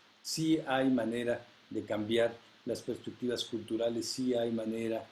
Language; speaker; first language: Spanish; native; Spanish